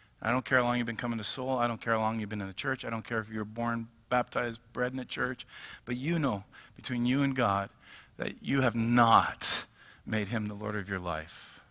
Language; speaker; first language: English; native; English